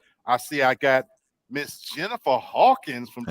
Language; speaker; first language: English; native; English